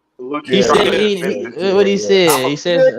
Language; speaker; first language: English; native; English